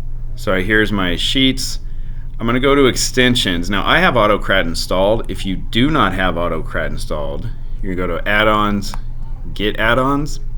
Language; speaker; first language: English; native; English